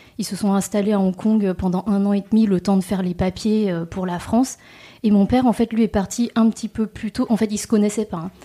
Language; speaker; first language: French; native; French